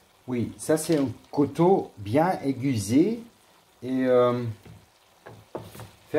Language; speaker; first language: French; non-native, learner; German